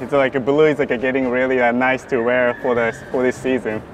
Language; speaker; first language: English; non-native, fluent; Japanese